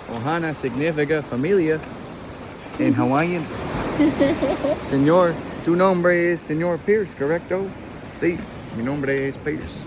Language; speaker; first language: Spanish; non-native, learner; English